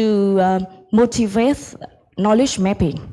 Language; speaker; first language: English; non-native, fluent; Vietnamese